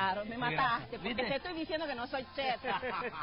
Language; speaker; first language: Spanish; native; Spanish